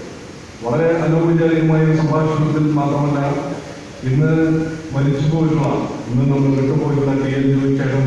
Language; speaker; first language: Malayalam; native; Malayalam